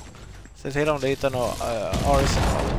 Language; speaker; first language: Swedish; native; Swedish